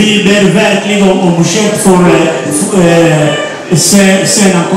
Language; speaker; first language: Swedish; non-native, fluent; Lingala